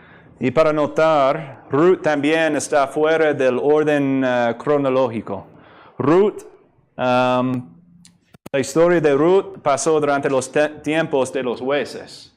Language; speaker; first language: Spanish; non-native, fluent; English